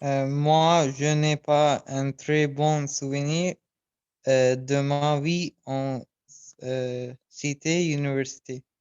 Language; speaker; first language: French; non-native, learner; Arabic